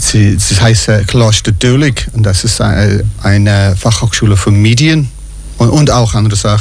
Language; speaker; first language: German; non-native, fluent; English